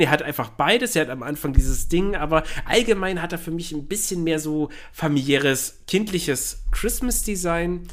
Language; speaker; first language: German; native; German